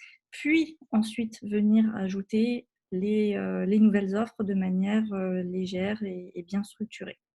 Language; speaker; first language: French; native; French